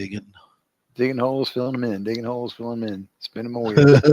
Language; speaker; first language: English; native; English